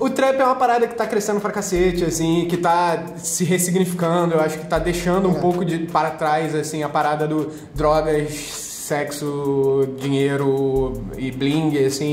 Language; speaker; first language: Portuguese; native; Portuguese